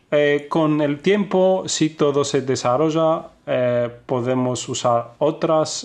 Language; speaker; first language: Spanish; non-native, fluent; Greek